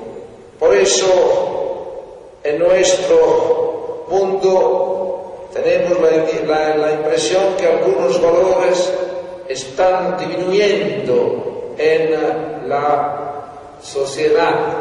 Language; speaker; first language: Spanish; non-native, fluent; Italian